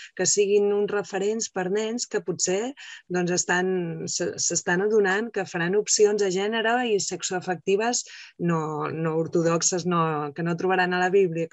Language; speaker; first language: Catalan; native; Catalan